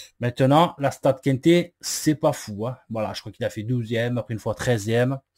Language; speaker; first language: French; native; French